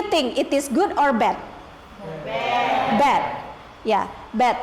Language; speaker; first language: English; non-native, learner; Indonesian